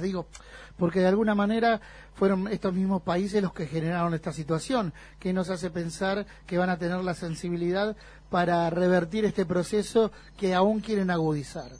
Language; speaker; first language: Spanish; native; Spanish